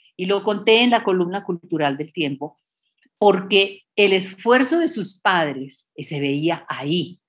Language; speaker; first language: Spanish; native; Spanish